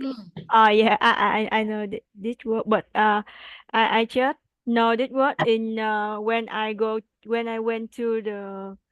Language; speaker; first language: English; non-native, learner; Vietnamese